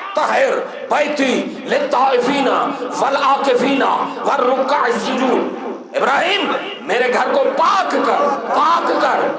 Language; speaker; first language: Urdu; non-native, local second language; Sindhi